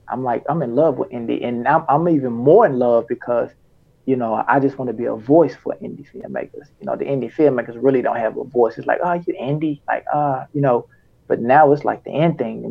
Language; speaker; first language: English; native; English